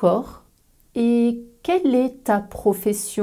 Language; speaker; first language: French; native; French